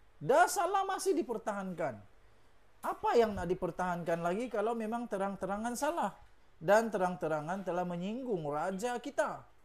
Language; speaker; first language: Malay; native; Malay